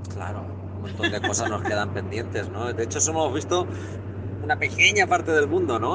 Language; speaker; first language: Spanish; native; Spanish